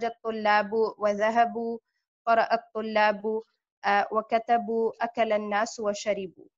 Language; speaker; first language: Arabic; non-native, fluent; Urdu